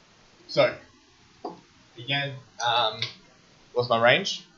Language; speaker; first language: English; native; English